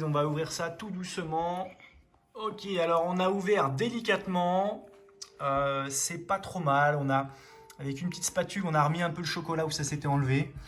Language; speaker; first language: French; native; French